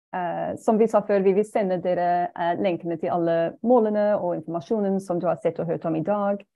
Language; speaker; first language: Norwegian; non-native, fluent; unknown